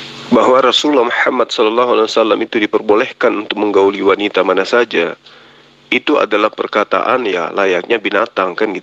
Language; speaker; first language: Indonesian; native; Indonesian